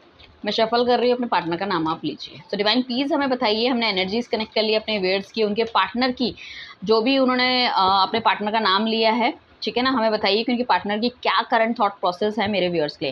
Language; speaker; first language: Hindi; native; Hindi